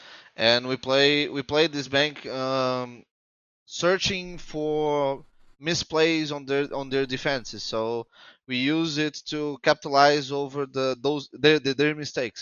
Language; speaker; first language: English; non-native, fluent; Portuguese